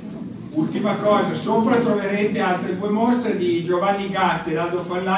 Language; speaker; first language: Italian; native; Italian